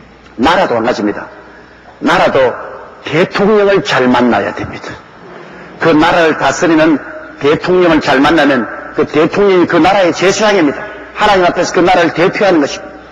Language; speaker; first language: Korean; native; Korean